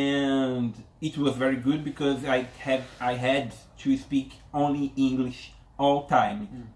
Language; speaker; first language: English; non-native, learner; Portuguese